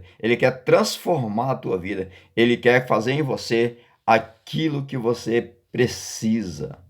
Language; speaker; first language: Portuguese; native; Portuguese